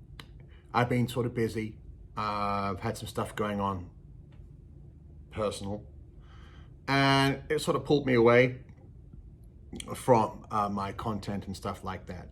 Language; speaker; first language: English; native; English